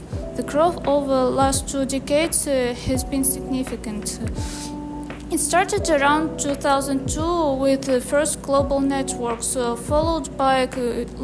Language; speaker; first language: English; non-native, local second language; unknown